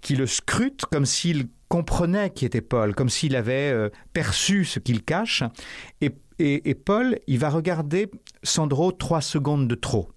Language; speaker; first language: French; native; French